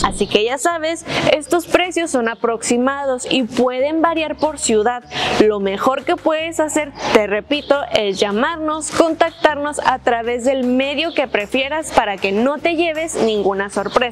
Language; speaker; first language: Spanish; native; Spanish